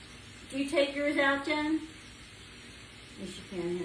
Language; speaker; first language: English; native; English